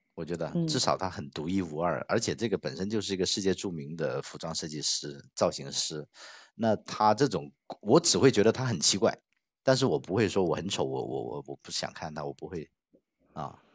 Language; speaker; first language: Chinese; non-native, local second language; Cantonese